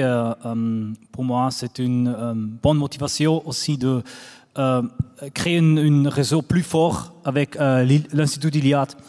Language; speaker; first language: French; non-native, fluent; German